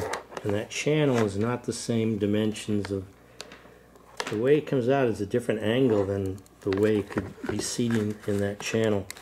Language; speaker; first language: English; native; English